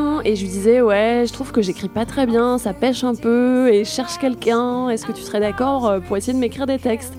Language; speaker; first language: French; native; French